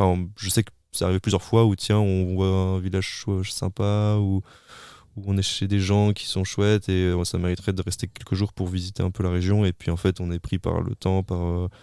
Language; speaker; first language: French; native; French